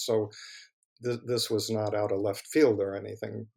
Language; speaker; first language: English; native; English